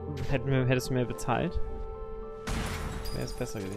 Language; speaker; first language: German; native; German